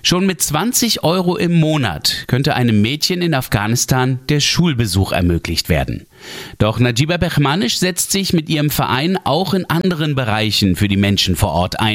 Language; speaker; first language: German; native; German